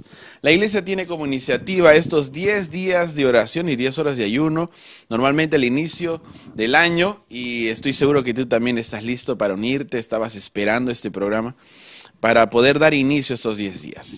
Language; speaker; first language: Spanish; native; Spanish